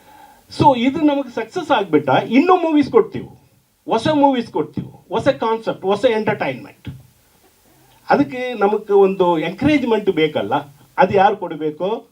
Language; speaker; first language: Kannada; non-native, fluent; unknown